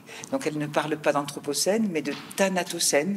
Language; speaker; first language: French; native; French